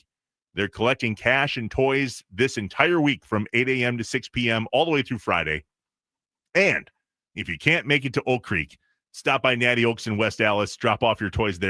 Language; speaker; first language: English; native; English